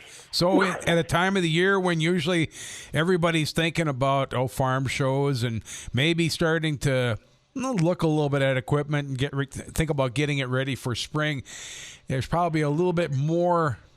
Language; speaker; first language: English; native; English